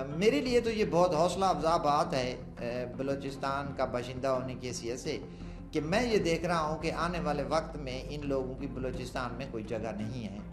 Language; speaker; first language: Urdu; non-native, local second language; Baluchi